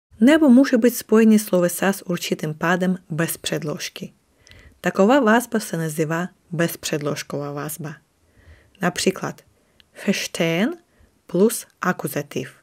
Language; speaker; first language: Czech; non-native, fluent; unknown